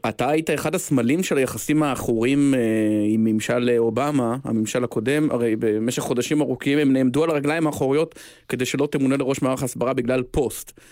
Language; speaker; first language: Hebrew; native; Hebrew